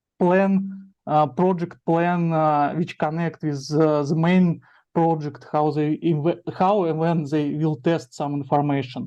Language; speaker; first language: English; non-native, learner; Russian